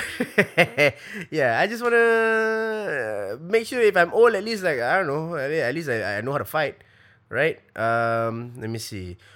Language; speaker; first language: English; native; English